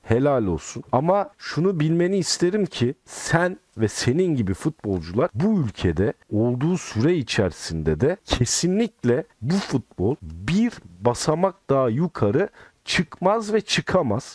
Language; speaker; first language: Turkish; native; Turkish